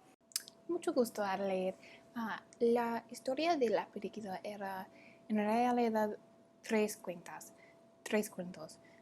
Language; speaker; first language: Spanish; non-native, learner; English